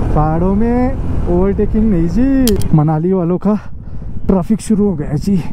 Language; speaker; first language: Hindi; non-native, local second language; Marathi